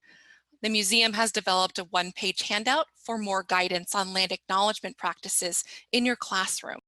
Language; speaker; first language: English; native; English